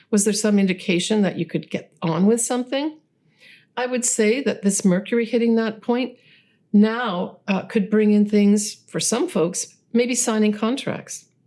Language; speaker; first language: English; native; English